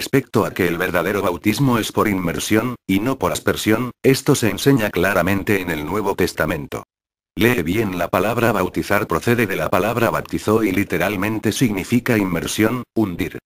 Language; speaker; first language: Spanish; native; Spanish